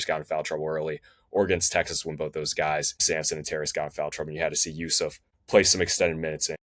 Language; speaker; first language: English; native; English